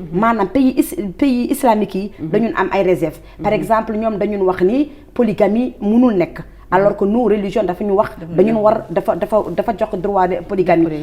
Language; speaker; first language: Wolof; non-native, local second language; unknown